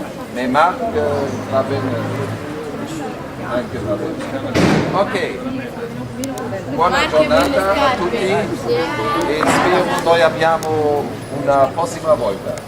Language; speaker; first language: Italian; non-native, learner; German